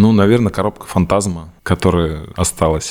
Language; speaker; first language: Russian; native; Russian